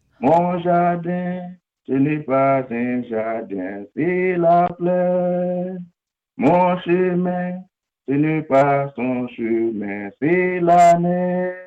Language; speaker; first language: French; non-native, local second language; Haitian Creole